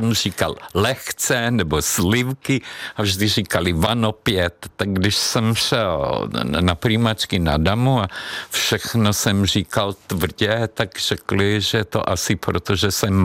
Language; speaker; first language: Czech; non-native, fluent; Hungarian